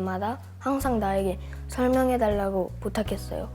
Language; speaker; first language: Korean; early bilingual, other home language; Russian